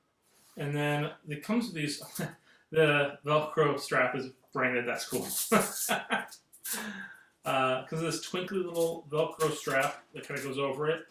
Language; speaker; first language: English; native; English